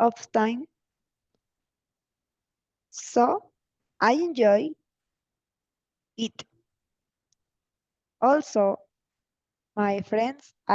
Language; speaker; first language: English; non-native, learner; Spanish